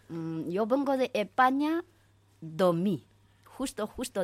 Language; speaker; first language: Spanish; non-native, learner; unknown